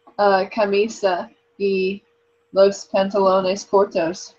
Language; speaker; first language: Spanish; non-native, learner; English